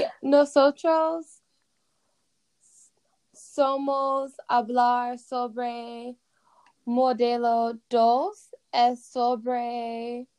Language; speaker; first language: Spanish; non-native, learner; English